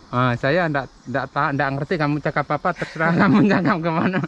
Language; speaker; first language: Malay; non-native, local second language; Javanese